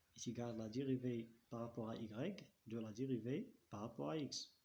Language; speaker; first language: French; non-native, local second language; Arabic